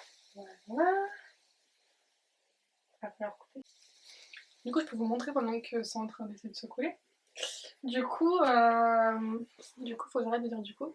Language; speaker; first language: French; native; French